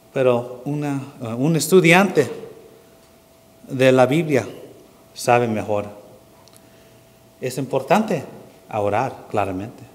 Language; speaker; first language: Spanish; non-native, fluent; English